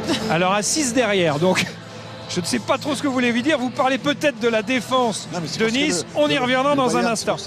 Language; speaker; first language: French; native; French